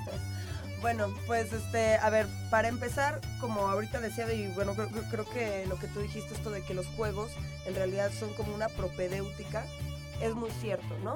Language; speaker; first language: Spanish; native; Spanish